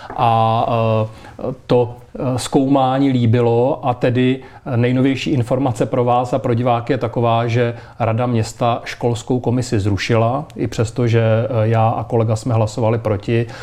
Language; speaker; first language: Czech; native; Czech